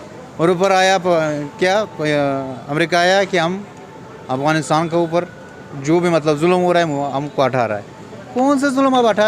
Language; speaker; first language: Hindi; non-native, learner; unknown